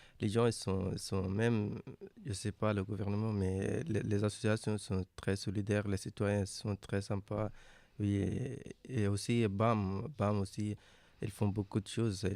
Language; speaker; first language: French; non-native, learner; Arabic